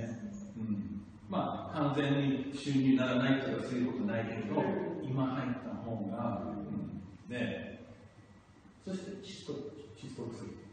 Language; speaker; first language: Japanese; non-native, fluent; English